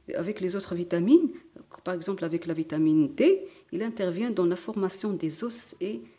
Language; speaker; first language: French; non-native, local second language; Arabic